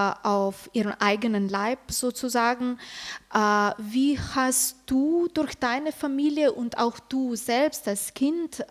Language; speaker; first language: German; non-native, fluent; Slovenian